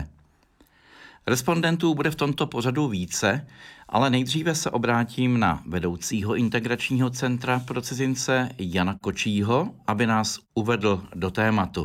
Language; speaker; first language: Czech; native; Czech